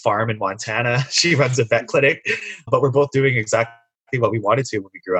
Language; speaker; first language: English; native; English